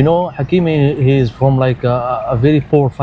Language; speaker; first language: English; non-native, local second language; Arabic